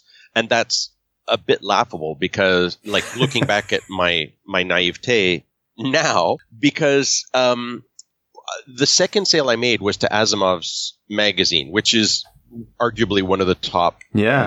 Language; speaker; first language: English; native; English